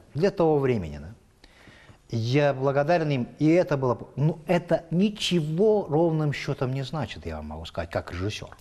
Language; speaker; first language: Russian; native; Russian